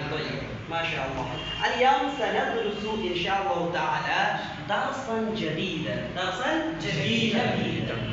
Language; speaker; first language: Arabic; non-native, fluent; Bangla